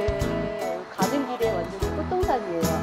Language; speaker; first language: Korean; native; Korean